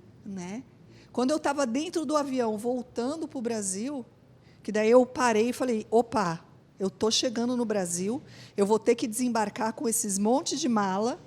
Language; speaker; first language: Portuguese; native; Portuguese